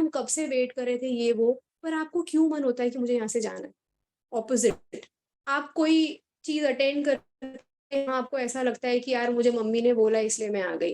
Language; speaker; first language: Hindi; native; Hindi